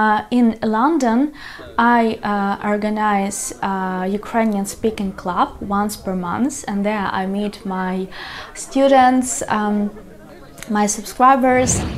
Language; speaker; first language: English; non-native, fluent; Ukrainian